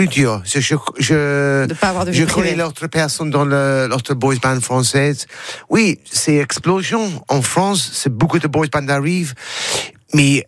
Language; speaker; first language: French; non-native, learner; English